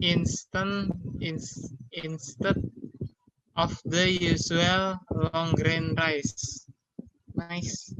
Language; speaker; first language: English; non-native, learner; Indonesian